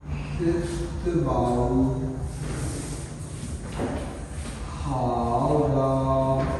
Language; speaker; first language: Vietnamese; non-native, learner; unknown